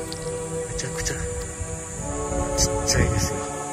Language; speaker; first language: Japanese; native; Japanese